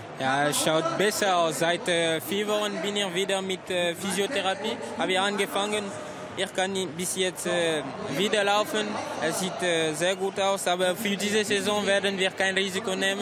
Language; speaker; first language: German; non-native, fluent; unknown